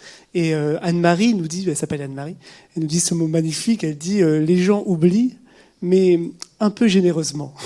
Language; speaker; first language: French; native; French